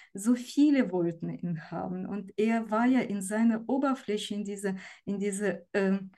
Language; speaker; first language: German; non-native, fluent; Ukrainian